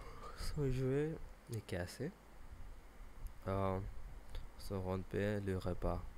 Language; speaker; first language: French; non-native, learner; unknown